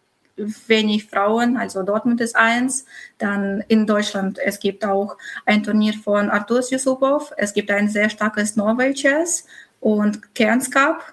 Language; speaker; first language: German; non-native, fluent; Russian